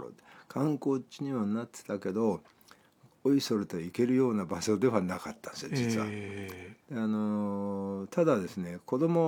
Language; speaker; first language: Japanese; native; Japanese